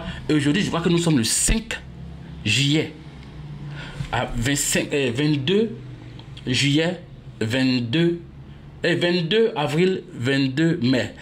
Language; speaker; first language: French; native; French